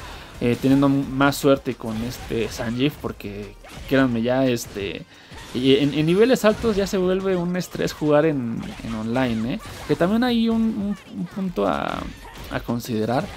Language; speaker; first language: Spanish; native; Spanish